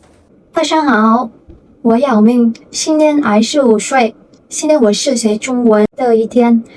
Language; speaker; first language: Chinese; non-native, learner; Vietnamese